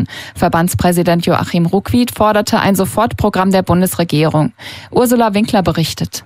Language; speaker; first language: German; native; German